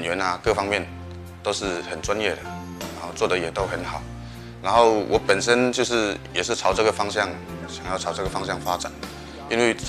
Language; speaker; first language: Chinese; non-native, local second language; Min Nan Chinese